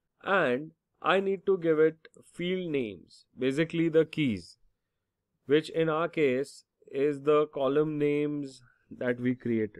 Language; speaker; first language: English; non-native, local second language; Hindi